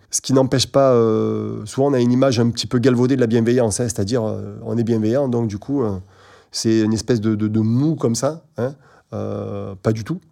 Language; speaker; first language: French; native; French